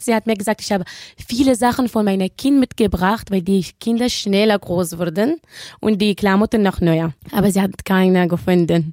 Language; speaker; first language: German; non-native, learner; Arabic